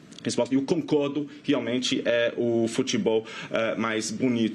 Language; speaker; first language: Portuguese; non-native, fluent; English